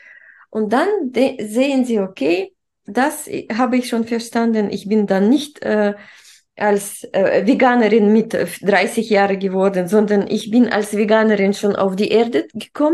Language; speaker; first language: German; non-native, fluent; Russian